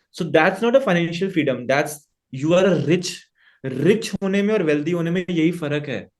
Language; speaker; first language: Hindi; native; Hindi